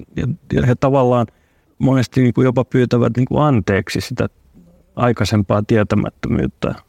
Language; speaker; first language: Finnish; non-native, local second language; Swedish